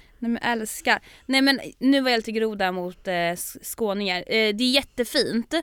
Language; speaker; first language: Swedish; native; Swedish